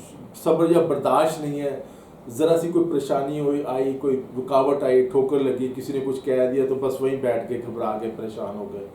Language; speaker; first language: Urdu; native; Urdu